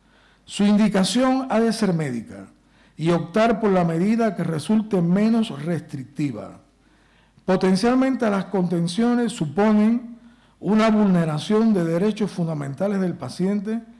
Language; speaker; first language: Spanish; native; Spanish